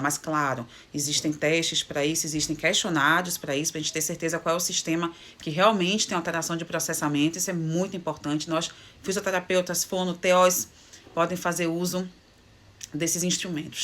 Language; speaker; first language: Portuguese; native; Portuguese